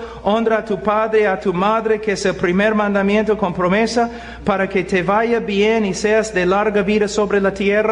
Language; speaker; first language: Spanish; non-native, fluent; English